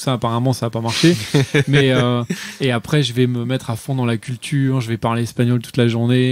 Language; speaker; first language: French; native; French